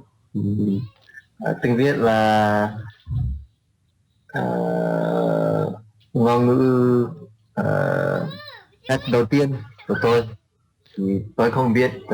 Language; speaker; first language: Vietnamese; non-native, learner; English